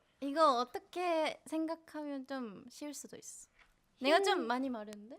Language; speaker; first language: Korean; non-native, fluent; Japanese